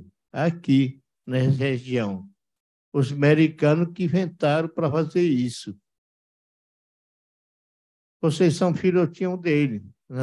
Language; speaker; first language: Portuguese; non-native, local second language; Yanomámi